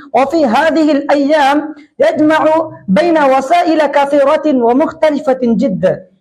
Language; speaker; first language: Arabic; non-native, fluent; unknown